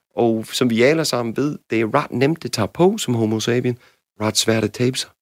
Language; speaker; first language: Danish; non-native, fluent; English